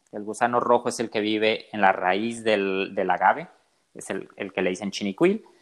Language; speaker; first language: Spanish; native; Spanish